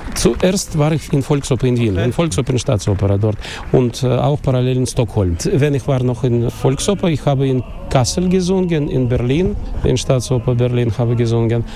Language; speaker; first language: German; non-native, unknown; Russian